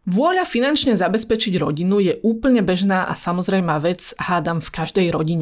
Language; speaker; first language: Slovak; early bilingual, other home language; Vietnamese